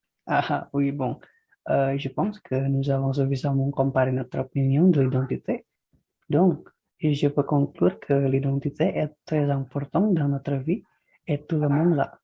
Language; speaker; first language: French; non-native, learner; Indonesian